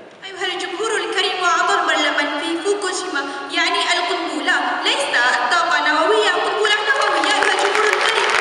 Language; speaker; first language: Arabic; non-native, learner; Malay